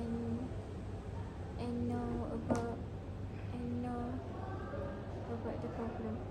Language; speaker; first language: English; non-native, learner; Malay